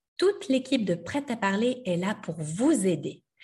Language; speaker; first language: French; native; French